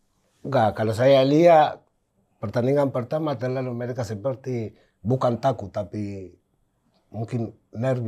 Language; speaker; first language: Indonesian; non-native, fluent; Spanish